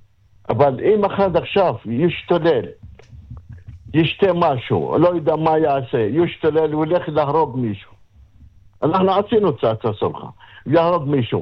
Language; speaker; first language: Hebrew; non-native, local second language; Arabic